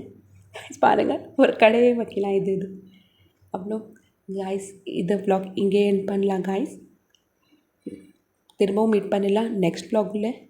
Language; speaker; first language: Tamil; non-native, local second language; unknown